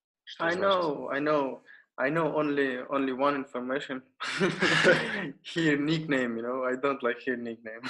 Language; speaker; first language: English; non-native, learner; Russian